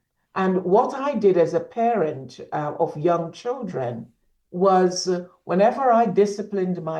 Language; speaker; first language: English; native; English